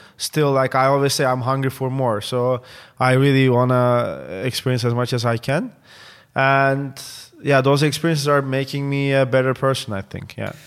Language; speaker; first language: English; non-native, fluent; Turkish